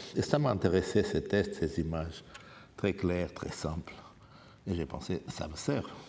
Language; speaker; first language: French; non-native, fluent; Portuguese